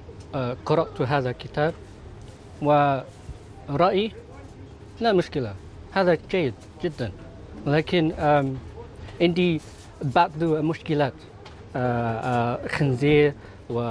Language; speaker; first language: Arabic; non-native, learner; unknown